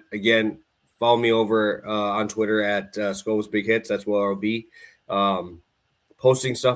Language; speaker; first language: English; native; English